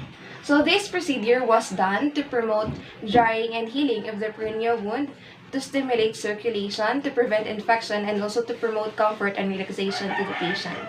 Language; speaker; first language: English; non-native, local second language; Filipino